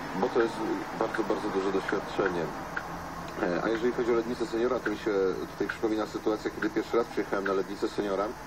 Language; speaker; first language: Polish; native; Polish